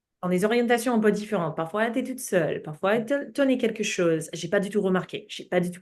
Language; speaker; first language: French; non-native, fluent; English